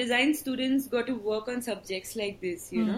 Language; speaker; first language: English; non-native, local second language; Tulu